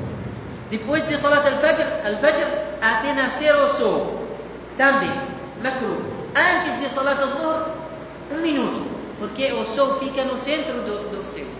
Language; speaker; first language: Portuguese; non-native, fluent; Arabic